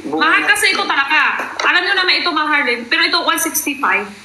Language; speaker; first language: Filipino; non-native, local second language; Cebuano